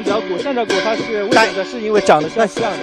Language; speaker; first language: Chinese; native; Chinese